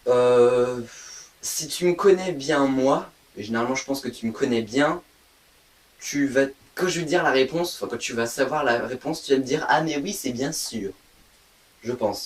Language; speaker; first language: French; native; French